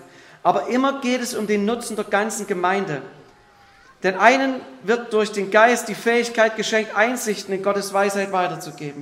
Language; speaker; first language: German; native; German